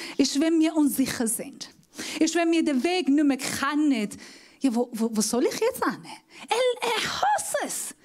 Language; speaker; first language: German; non-native, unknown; Persian